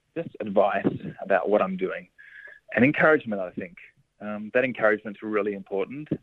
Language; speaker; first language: English; native; English